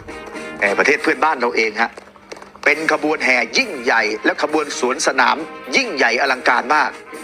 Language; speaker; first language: Thai; native; Thai